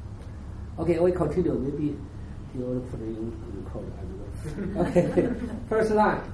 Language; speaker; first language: English; non-native, learner; Chinese